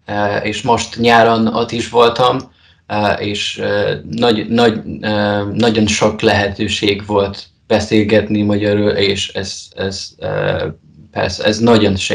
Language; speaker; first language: Hungarian; non-native, learner; Polish